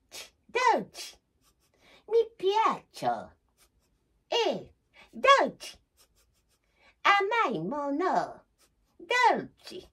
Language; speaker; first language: Italian; non-native, learner; Japanese